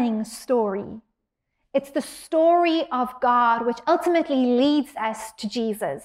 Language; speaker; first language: English; native; English